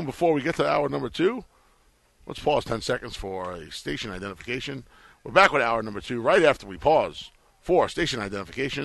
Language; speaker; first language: English; native; English